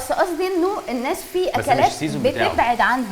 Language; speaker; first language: Arabic; native; Arabic